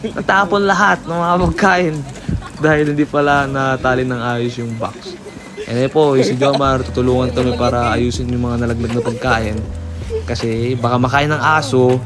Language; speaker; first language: Filipino; early bilingual, heritage; Filipino